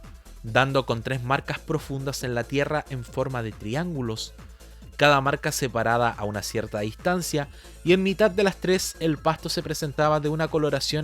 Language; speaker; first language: Spanish; native; Spanish